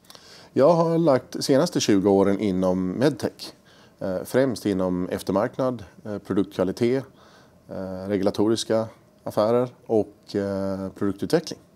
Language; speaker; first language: Swedish; native; Swedish